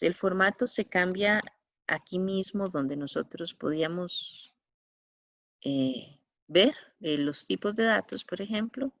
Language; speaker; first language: Spanish; native; Spanish